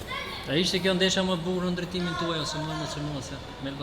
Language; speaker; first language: Albanian; native; Albanian